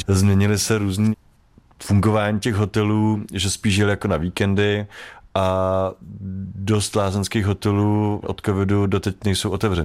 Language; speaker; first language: Czech; native; Czech